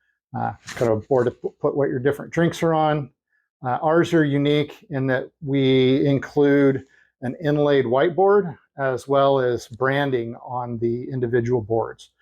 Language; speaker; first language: English; native; English